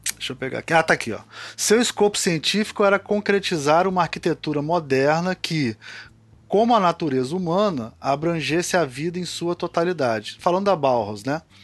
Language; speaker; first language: Portuguese; native; Portuguese